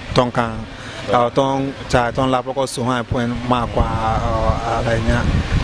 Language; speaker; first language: Thai; non-native, learner; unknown